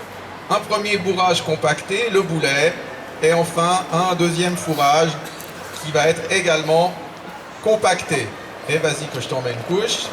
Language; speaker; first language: French; native; French